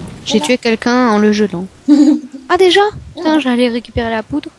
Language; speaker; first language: French; native; French